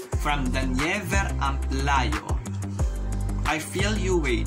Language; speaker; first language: English; non-native, local second language; Filipino